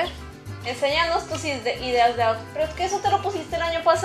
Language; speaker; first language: Spanish; native; Spanish